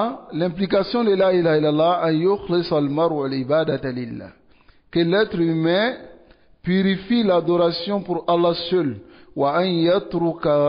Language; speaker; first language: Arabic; non-native, fluent; Dyula